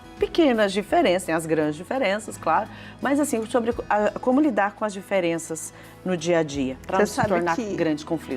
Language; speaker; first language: Portuguese; native; Portuguese